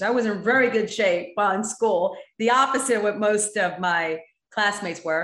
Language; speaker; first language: English; native; English